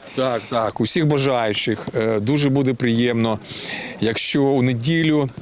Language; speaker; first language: Ukrainian; non-native, local second language; Russian